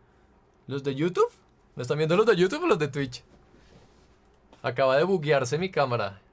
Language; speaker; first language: Spanish; native; Spanish